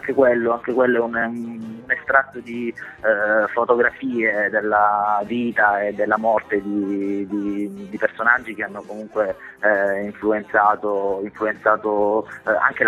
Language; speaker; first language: Italian; native; Italian